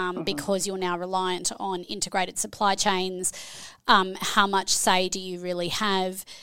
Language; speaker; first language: English; native; English